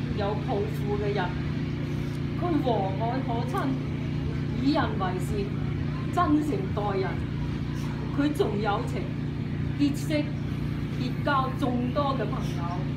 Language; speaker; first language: Cantonese; native; Cantonese